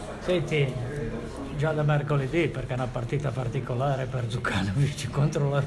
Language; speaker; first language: Italian; native; Italian